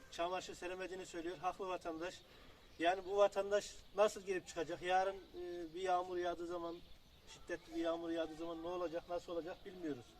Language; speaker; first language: Turkish; native; Turkish